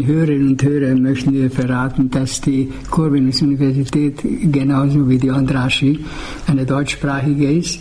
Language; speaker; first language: German; non-native, local second language; Hungarian